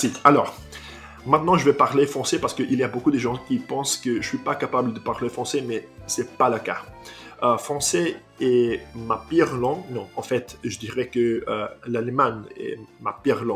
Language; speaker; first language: French; non-native, fluent; English